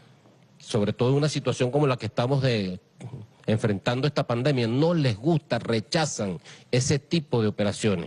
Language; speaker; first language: Spanish; native; Spanish